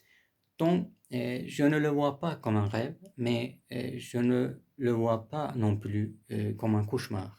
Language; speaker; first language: French; non-native, learner; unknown